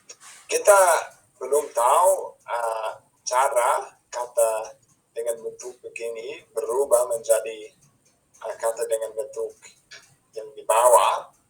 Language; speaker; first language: Indonesian; non-native, fluent; English